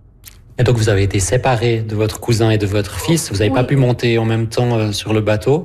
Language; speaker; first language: French; native; French